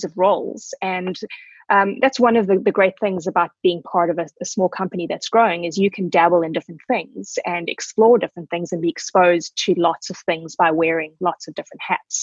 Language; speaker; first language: English; native; English